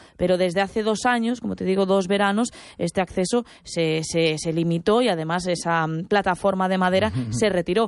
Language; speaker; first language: Spanish; native; Spanish